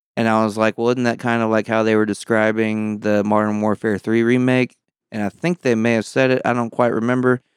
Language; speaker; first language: English; native; English